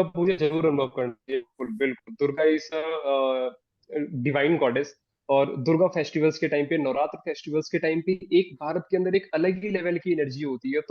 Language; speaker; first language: Hindi; native; Hindi